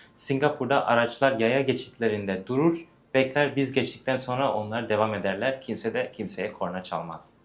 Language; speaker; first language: Turkish; early bilingual, heritage; English